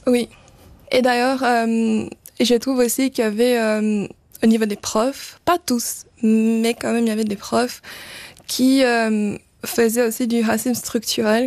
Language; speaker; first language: French; early bilingual, other home language; Portuguese